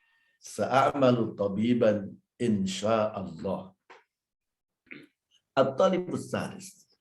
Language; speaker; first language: Arabic; non-native, fluent; Indonesian